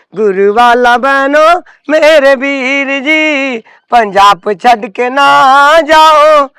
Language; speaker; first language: Punjabi; early bilingual, other home language; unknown